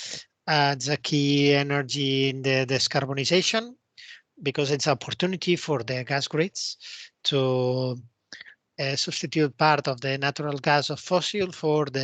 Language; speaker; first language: English; non-native, fluent; Spanish